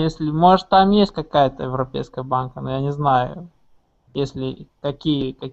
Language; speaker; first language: Russian; non-native, local second language; Romanian